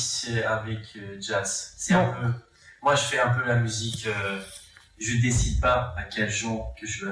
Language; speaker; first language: French; non-native, fluent; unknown